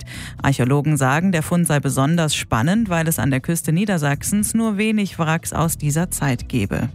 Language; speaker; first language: German; native; German